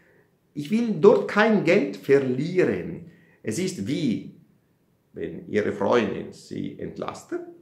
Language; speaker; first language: German; non-native, fluent; Italian